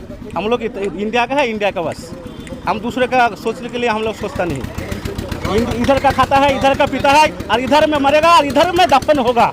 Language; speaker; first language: Hindi; non-native, local second language; Bangla